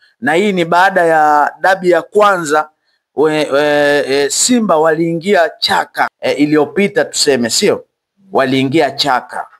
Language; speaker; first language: Swahili; native; Swahili